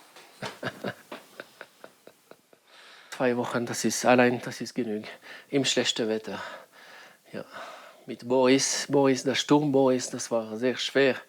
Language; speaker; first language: German; non-native, learner; French